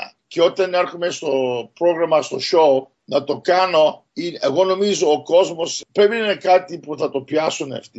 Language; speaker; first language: Greek; early bilingual, heritage; Greek